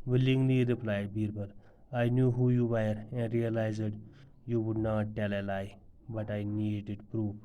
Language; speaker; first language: English; non-native, local second language; Urdu